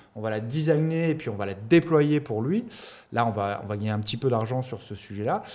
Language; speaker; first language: French; native; French